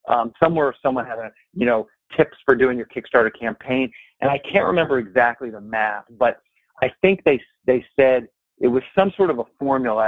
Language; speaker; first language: English; native; English